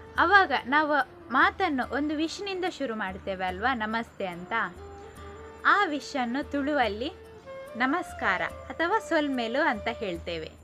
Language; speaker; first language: Kannada; non-native, local second language; Tulu